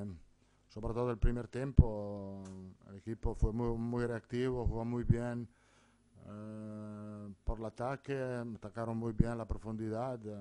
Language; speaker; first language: Spanish; non-native, fluent; Italian